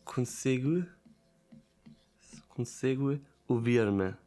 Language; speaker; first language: Portuguese; non-native, learner; Italian